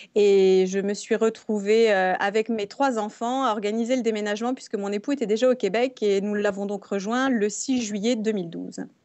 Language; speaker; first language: French; native; French